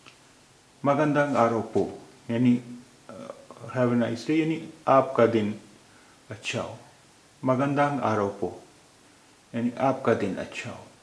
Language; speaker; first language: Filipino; non-native, fluent; Hindi